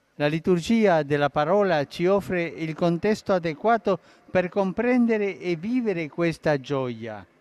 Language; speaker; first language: Italian; early bilingual, heritage; Spanish